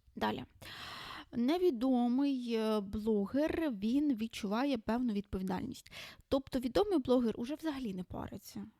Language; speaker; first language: Ukrainian; non-native, local second language; Russian